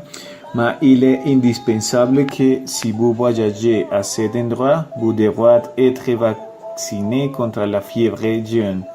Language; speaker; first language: French; non-native, learner; Spanish